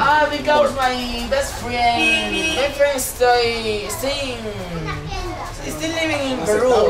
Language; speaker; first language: English; non-native, learner; Spanish